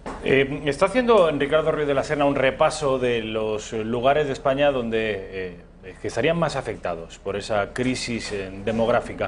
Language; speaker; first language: Spanish; native; Spanish